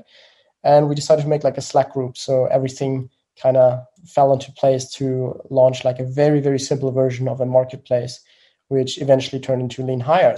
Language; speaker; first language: English; non-native, fluent; German